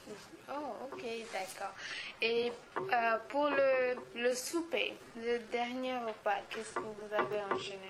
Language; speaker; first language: French; non-native, local second language; Wolof